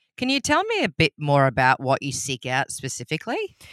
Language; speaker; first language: English; native; English